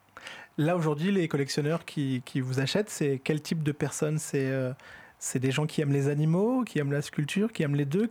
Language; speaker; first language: French; native; French